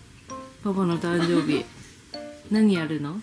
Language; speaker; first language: Japanese; native; Japanese